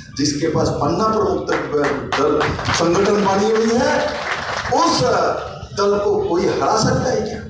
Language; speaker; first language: Hindi; non-native, local second language; Bangla